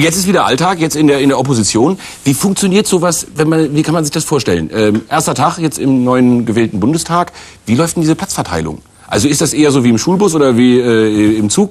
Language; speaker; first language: German; native; German